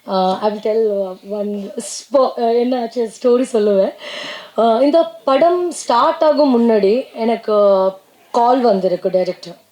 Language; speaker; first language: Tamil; non-native, learner; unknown